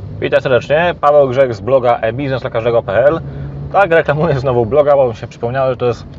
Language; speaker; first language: Polish; native; Polish